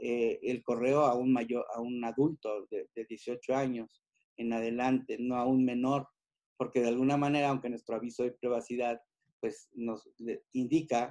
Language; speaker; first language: Spanish; native; Spanish